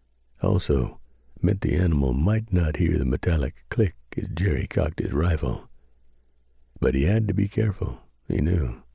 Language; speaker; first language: English; native; English